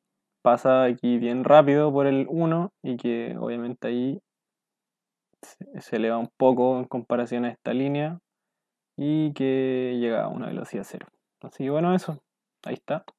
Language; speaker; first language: Spanish; native; Spanish